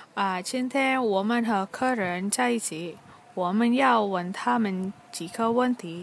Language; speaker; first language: Chinese; non-native, learner; Indonesian